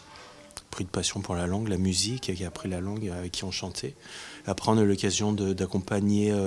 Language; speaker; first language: French; native; French